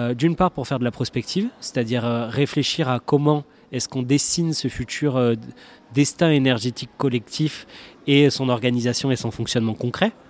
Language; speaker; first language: French; native; French